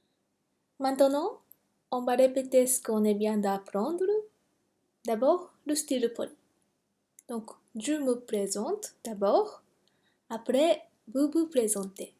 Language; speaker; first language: French; non-native, fluent; Japanese